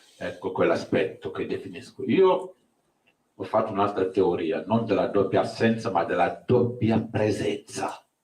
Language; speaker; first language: Italian; non-native, fluent; Wolof